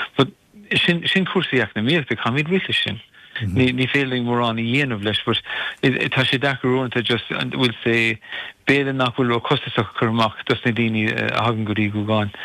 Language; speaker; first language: Irish; non-native, local second language; English